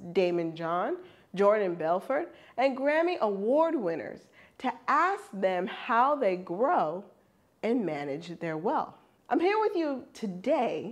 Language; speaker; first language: English; non-native, fluent; German